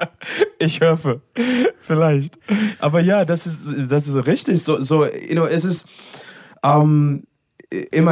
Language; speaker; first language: German; non-native, learner; English